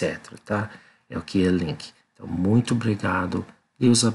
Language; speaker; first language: Portuguese; non-native, learner; English